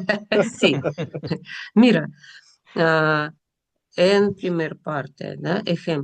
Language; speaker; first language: Spanish; non-native, learner; Russian